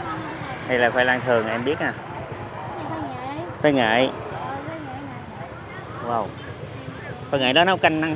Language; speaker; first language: Vietnamese; native; Vietnamese